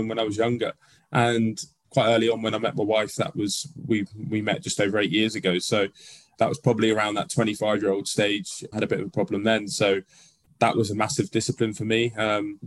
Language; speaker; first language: English; native; English